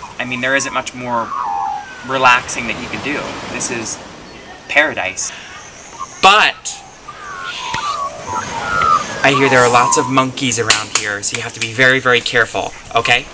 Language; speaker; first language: English; native; English